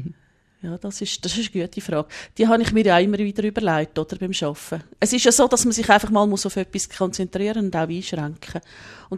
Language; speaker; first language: German; native; German